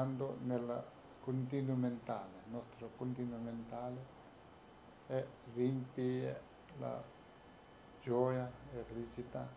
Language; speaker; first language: Italian; non-native, learner; Tibetan